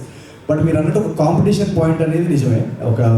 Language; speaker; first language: Telugu; native; Telugu